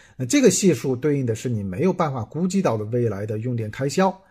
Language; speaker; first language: Chinese; native; Chinese